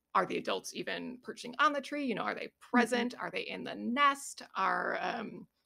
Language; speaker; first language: English; native; English